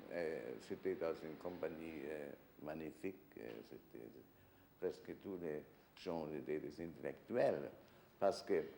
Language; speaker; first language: French; non-native, fluent; German